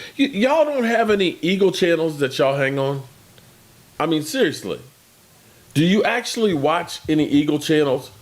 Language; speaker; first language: English; native; English